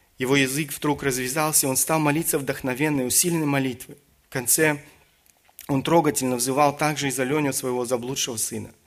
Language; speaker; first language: Russian; early bilingual, other home language; German